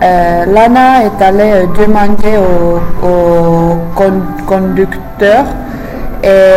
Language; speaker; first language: French; non-native, learner; English